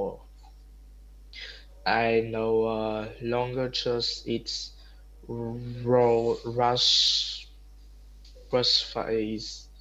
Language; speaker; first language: English; non-native, learner; Vietnamese